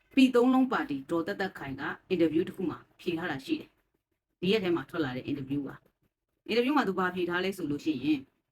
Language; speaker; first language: Burmese; native; Burmese